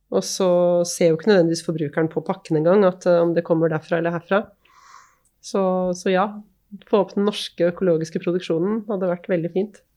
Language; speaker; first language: Norwegian; native; Norwegian